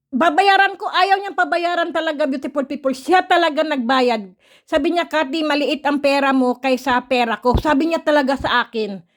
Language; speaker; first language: Filipino; native; Filipino